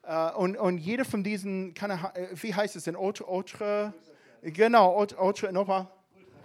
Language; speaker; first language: German; non-native, fluent; English